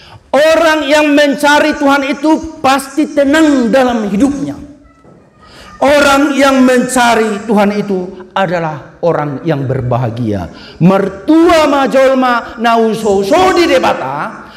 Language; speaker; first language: Indonesian; non-native, local second language; Batak Toba